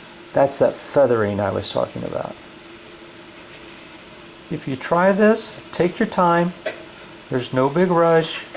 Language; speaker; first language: English; native; English